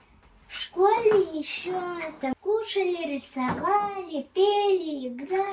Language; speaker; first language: Russian; early bilingual, heritage; Russian